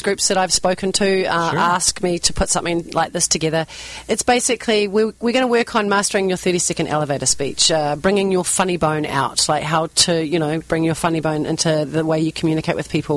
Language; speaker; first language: English; native; English